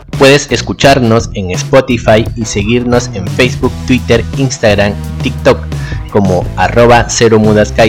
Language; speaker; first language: Spanish; native; Spanish